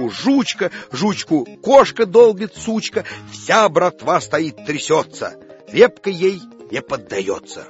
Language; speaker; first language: Russian; native; Russian